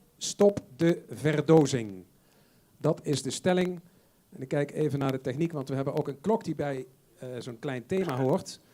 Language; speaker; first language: Dutch; native; Dutch